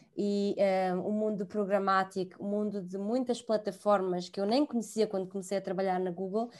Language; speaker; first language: Portuguese; non-native, fluent; Italian